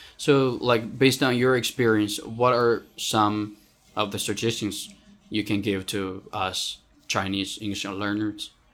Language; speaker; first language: English; non-native, fluent; Chinese